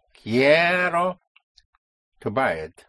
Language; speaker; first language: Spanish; non-native, fluent; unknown